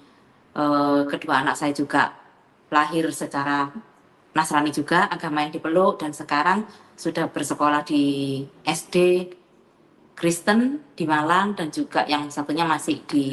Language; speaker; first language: Indonesian; native; Indonesian